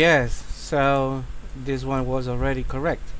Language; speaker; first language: English; non-native, fluent; Spanish